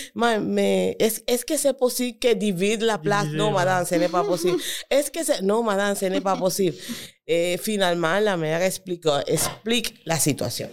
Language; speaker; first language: French; non-native, learner; Spanish